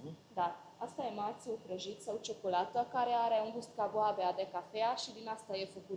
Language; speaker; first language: Romanian; non-native, local second language; Hungarian